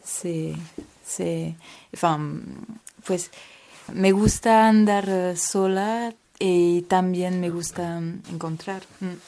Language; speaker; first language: Spanish; non-native, learner; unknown